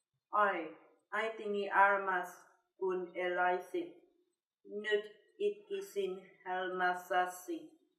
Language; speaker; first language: Finnish; non-native, learner; Vietnamese